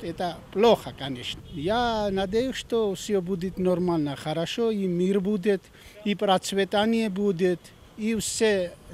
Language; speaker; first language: Russian; non-native, fluent; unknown